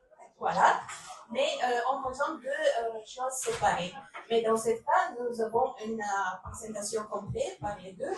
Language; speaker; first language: French; non-native, learner; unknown